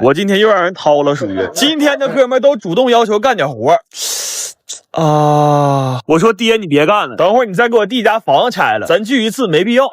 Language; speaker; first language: Chinese; native; Chinese